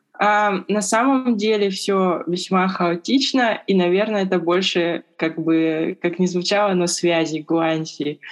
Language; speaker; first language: Russian; native; Russian